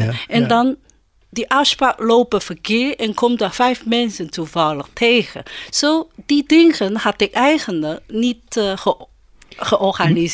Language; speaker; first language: Dutch; non-native, learner; Chinese